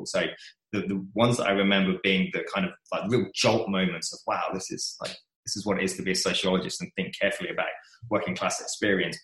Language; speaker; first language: English; native; English